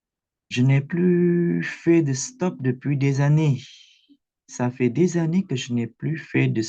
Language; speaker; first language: French; non-native, fluent; Indonesian